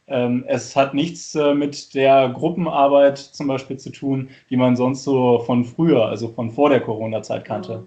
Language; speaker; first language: German; native; German